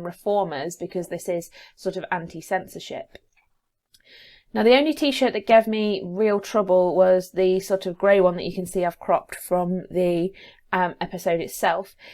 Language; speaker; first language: English; native; English